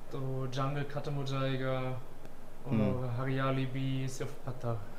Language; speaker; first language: Hindi; non-native, fluent; German